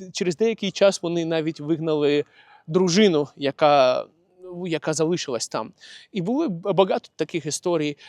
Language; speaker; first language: Ukrainian; non-native, local second language; Russian